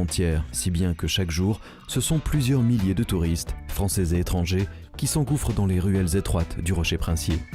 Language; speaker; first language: French; native; French